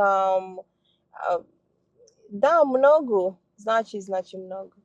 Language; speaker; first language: Macedonian; non-native, learner; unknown